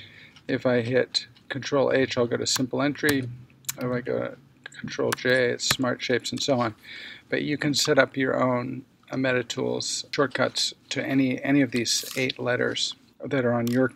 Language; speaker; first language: English; native; English